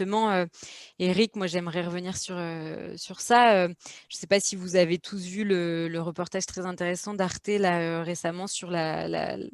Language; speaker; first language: French; native; French